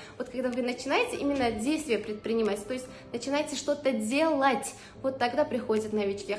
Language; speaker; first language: Russian; non-native, local second language; Uzbek